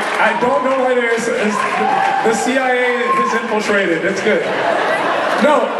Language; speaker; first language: English; early bilingual, other home language; Persian